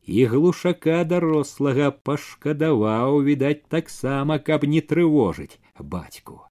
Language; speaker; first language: Belarusian; native; Belarusian